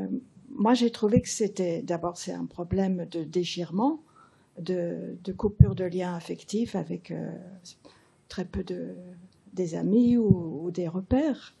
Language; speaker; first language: French; early bilingual, heritage; English